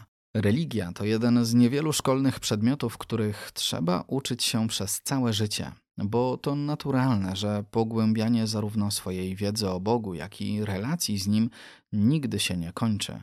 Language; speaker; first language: Polish; native; Polish